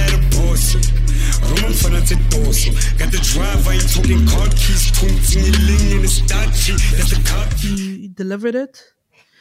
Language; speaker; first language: English; native; English